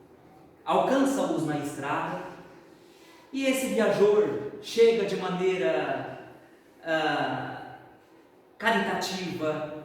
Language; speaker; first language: Portuguese; native; Portuguese